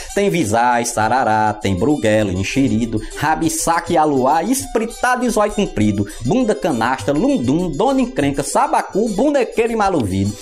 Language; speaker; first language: Portuguese; native; Portuguese